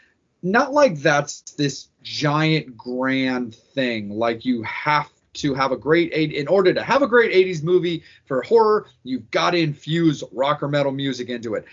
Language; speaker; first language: English; native; English